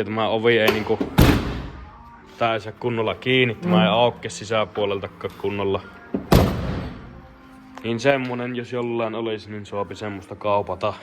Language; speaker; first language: Finnish; native; Finnish